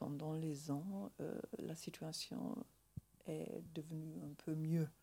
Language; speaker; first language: French; non-native, fluent; German